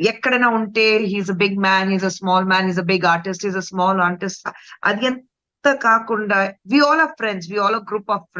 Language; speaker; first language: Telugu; non-native, fluent; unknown